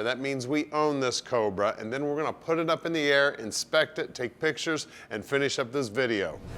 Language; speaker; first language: English; native; English